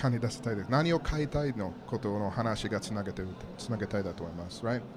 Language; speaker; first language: Japanese; non-native, learner; English